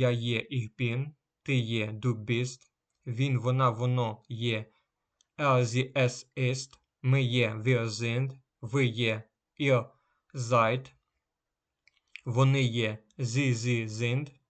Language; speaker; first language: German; non-native, fluent; Ukrainian